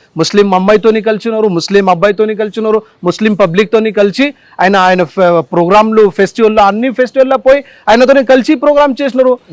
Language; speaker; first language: Telugu; non-native, local second language; Marathi